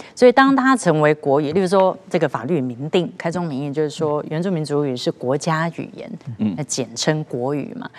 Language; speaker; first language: Chinese; native; Chinese